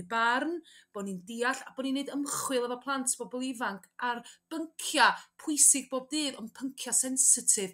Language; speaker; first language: Welsh; native; Welsh